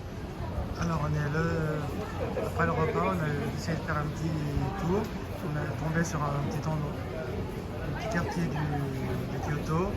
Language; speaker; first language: French; native; French